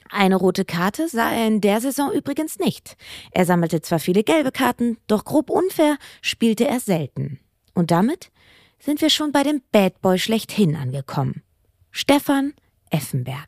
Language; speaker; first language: German; native; German